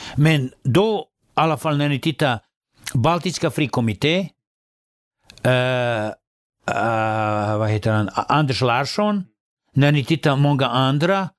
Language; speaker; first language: Swedish; non-native, fluent; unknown